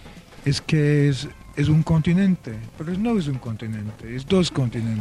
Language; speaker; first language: Spanish; non-native, fluent; Welsh